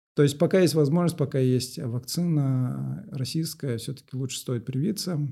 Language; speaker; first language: Russian; non-native, local second language; Kazakh